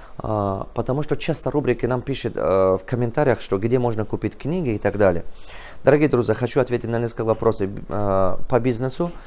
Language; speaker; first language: Russian; non-native, local second language; Tajik